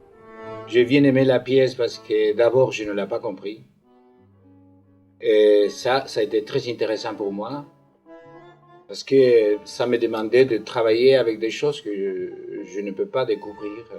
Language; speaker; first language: French; non-native, fluent; Spanish